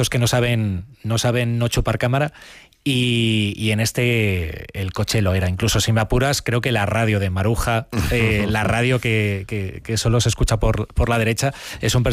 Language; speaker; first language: Spanish; native; Spanish